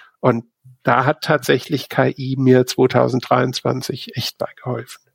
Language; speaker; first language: German; native; German